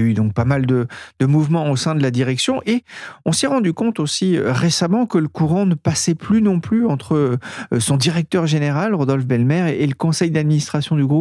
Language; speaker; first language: French; native; French